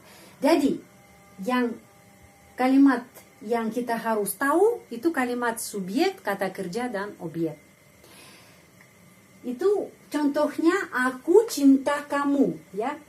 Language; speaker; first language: Indonesian; non-native, fluent; Russian